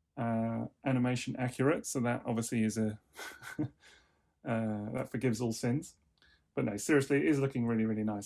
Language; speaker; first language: English; native; English